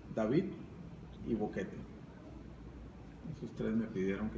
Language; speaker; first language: Spanish; native; Spanish